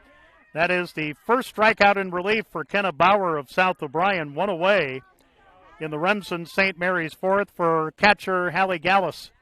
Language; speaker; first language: English; native; English